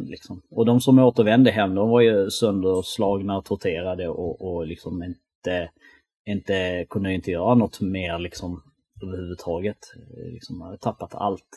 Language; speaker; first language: Swedish; early bilingual, other home language; Albanian